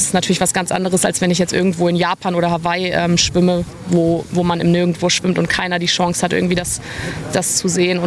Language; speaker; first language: German; native; German